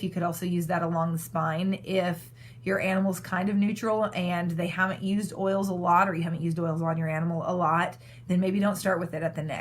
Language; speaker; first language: English; native; English